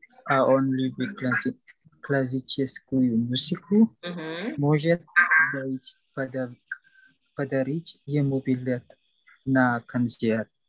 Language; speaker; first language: Russian; non-native, learner; Indonesian